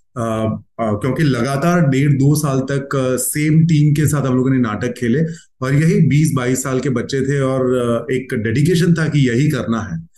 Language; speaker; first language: Hindi; non-native, local second language; Gujarati